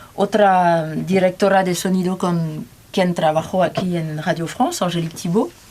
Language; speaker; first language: Spanish; non-native, learner; French